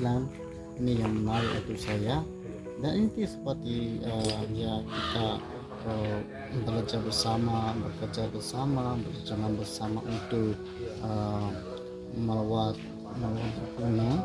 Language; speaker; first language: Indonesian; non-native, fluent; Burmese